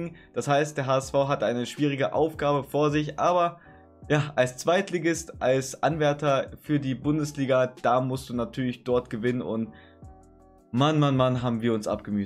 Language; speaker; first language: German; native; German